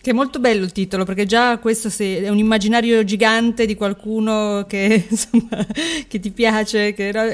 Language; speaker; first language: Italian; native; Italian